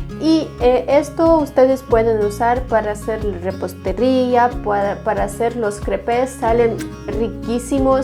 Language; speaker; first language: Spanish; non-native, fluent; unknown